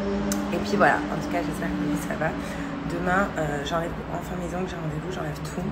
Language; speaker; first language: French; native; French